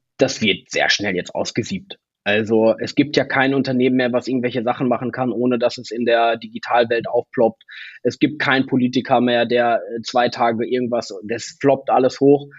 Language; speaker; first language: German; native; German